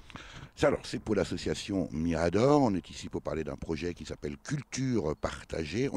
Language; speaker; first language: French; native; French